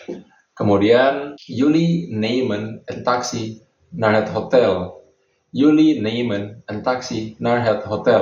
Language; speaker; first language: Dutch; non-native, fluent; Indonesian